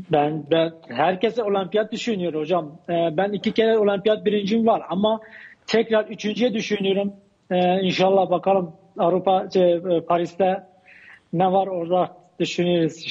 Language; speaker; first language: Turkish; non-native, learner; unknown